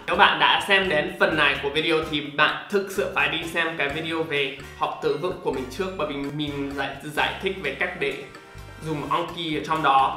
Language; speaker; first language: Vietnamese; non-native, fluent; English